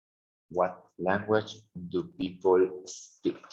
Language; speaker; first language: English; non-native, fluent; Spanish